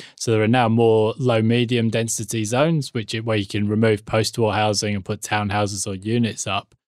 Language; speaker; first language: English; native; English